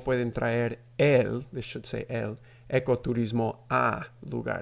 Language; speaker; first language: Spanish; non-native, fluent; English